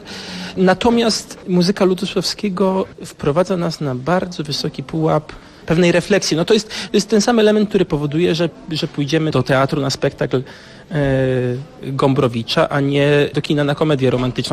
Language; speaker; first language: Polish; native; Polish